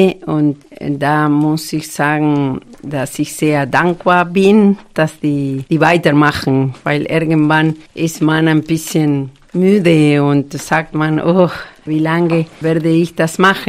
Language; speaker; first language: German; non-native, fluent; Spanish